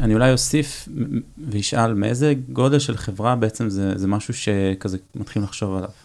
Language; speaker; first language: Hebrew; native; Hebrew